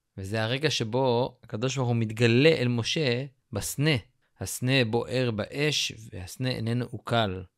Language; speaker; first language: Hebrew; native; Hebrew